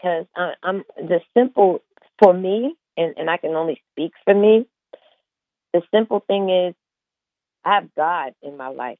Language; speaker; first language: English; native; English